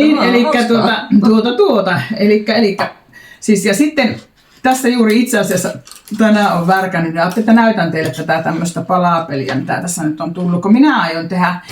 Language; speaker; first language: Finnish; native; Finnish